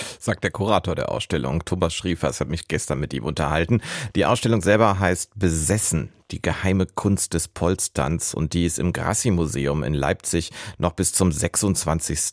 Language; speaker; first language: German; native; German